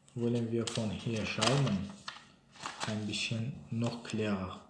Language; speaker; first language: German; non-native, learner; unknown